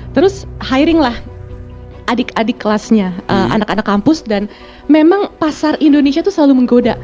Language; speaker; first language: Indonesian; native; Indonesian